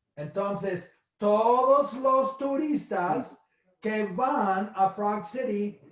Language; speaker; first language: Spanish; non-native, fluent; English